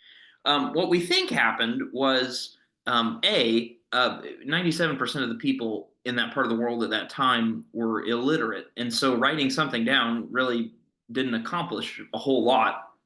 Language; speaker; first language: English; native; English